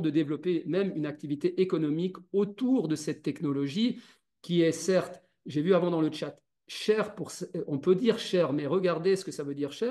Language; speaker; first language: French; native; French